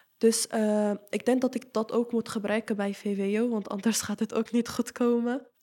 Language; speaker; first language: Dutch; non-native, fluent; Arabic